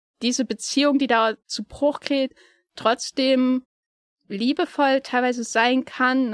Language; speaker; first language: German; native; German